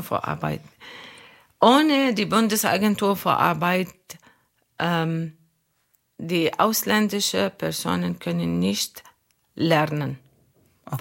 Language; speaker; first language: German; non-native, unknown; Arabic